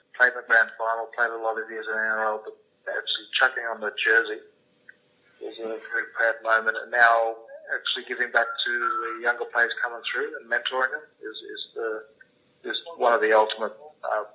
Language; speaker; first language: English; early bilingual, other home language; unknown